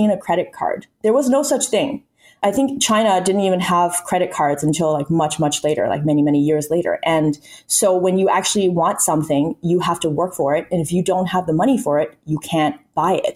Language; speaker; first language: English; early bilingual, other home language; Chinese